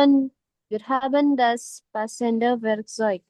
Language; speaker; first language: German; non-native, learner; Indonesian